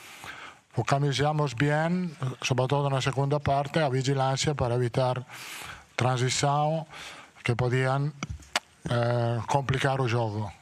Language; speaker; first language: Portuguese; non-native, learner; Italian